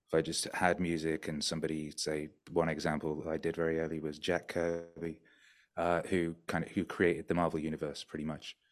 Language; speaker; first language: English; native; English